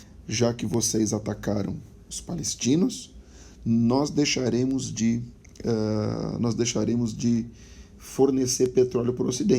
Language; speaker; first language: Portuguese; native; Portuguese